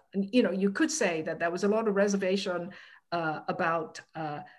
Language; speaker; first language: English; non-native, local second language; Cantonese